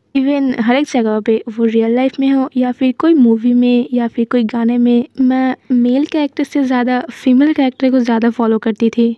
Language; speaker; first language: Hindi; non-native, local second language; Bangla